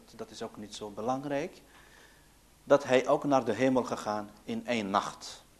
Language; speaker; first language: Dutch; early bilingual, other home language; Arabic